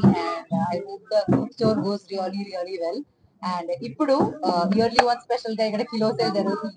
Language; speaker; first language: Telugu; non-native, local second language; Malayalam